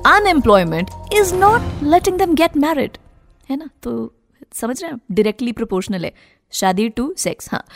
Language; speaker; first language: Hindi; native; Hindi